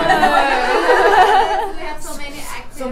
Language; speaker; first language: English; non-native, fluent; Indonesian